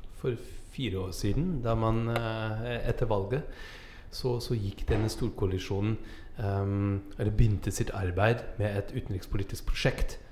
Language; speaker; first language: Norwegian; non-native, fluent; German